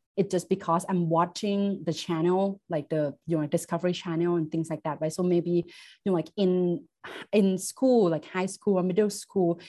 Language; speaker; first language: English; non-native, fluent; Thai